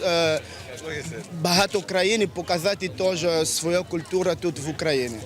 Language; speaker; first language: Ukrainian; non-native, learner; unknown